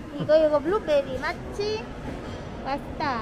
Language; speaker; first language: Korean; non-native, learner; Filipino